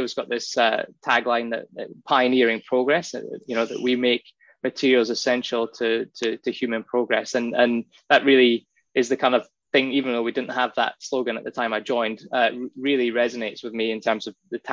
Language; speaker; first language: English; native; English